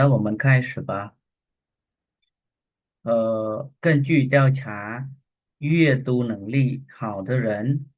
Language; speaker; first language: Chinese; non-native, learner; Khmer